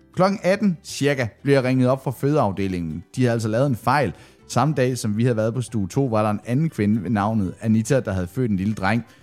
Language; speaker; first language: Danish; native; Danish